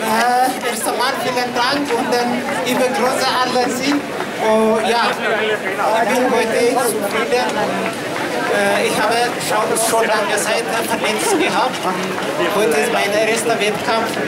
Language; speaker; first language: German; non-native, learner; Amharic